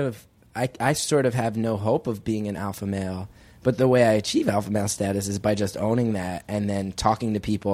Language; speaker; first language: English; native; English